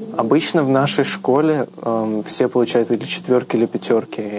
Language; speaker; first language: Russian; early bilingual, heritage; Russian